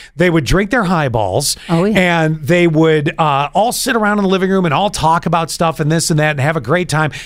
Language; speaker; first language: English; native; English